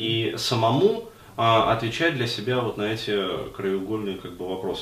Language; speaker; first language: Russian; native; Russian